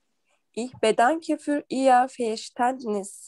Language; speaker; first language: German; non-native, learner; Turkish